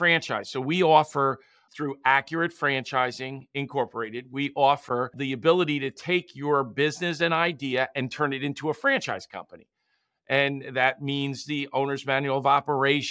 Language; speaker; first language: English; native; English